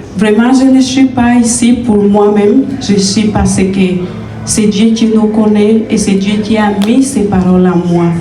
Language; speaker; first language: French; non-native, fluent; Spanish